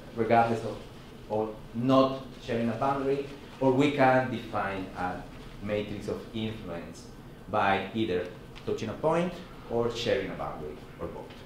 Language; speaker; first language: English; non-native, fluent; Spanish